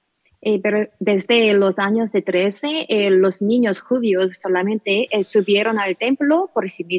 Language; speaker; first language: Spanish; non-native, learner; Korean